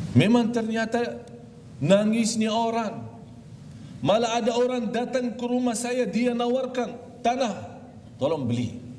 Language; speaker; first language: Malay; non-native, fluent; Arabic